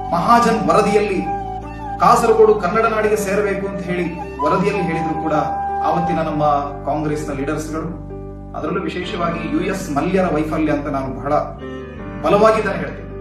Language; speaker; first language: Kannada; native; Kannada